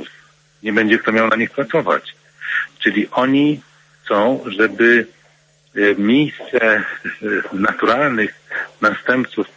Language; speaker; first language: Polish; native; Polish